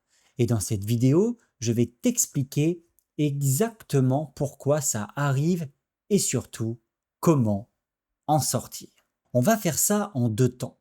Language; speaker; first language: French; native; French